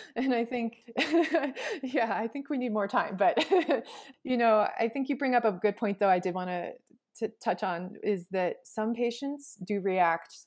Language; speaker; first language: English; native; English